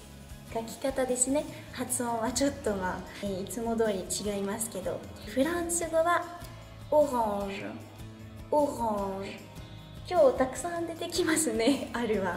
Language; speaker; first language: Japanese; non-native, fluent; French